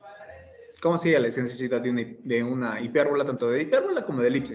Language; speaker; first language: Spanish; native; Spanish